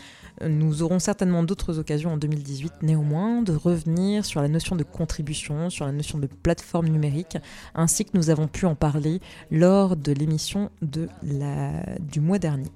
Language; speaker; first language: French; native; French